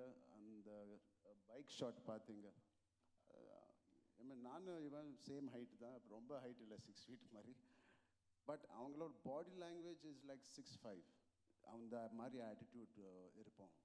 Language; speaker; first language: Tamil; non-native, local second language; Telugu